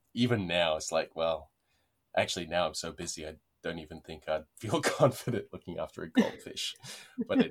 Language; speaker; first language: English; native; English